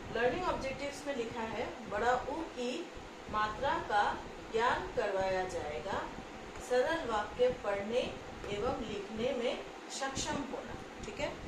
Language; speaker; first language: Hindi; non-native, local second language; Assamese